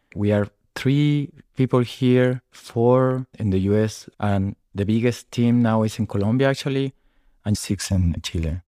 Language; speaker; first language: English; non-native, fluent; Spanish